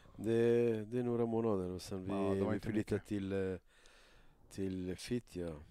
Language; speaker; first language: Swedish; non-native, learner; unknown